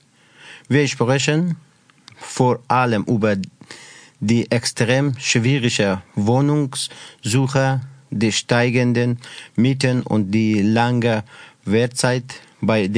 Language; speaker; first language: German; non-native, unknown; Persian